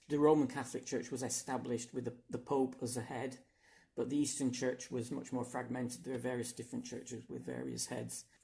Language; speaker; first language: English; native; English